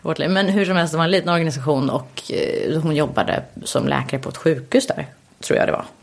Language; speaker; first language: Swedish; early bilingual, heritage; Swedish